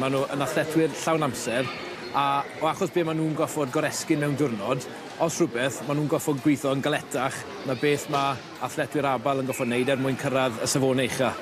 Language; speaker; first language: Welsh; native; Welsh